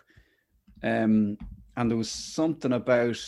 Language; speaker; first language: English; native; English